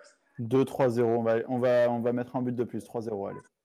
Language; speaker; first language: French; native; French